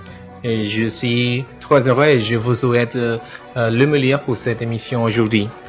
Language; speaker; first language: French; non-native, fluent; Spanish